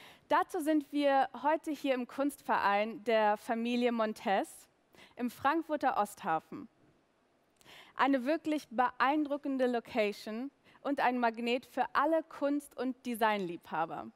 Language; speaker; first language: German; native; German